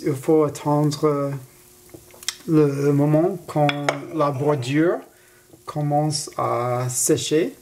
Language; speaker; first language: French; non-native, learner; English